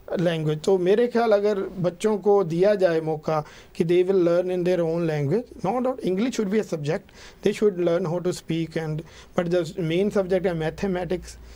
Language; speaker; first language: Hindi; non-native, local second language; Punjabi